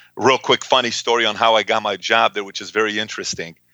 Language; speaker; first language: English; early bilingual, other home language; Persian